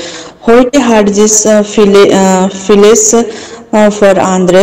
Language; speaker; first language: German; non-native, learner; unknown